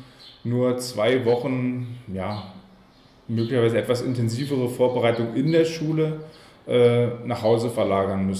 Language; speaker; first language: German; native; German